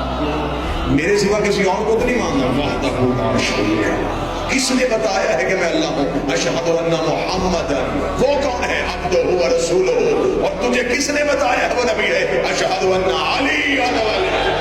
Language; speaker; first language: Urdu; native; Urdu